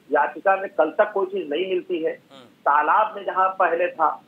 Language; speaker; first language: Hindi; native; Hindi